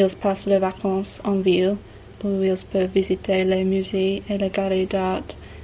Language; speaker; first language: French; non-native, learner; English